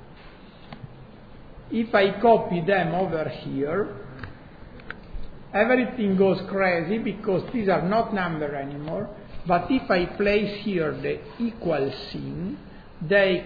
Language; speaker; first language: English; non-native, fluent; Italian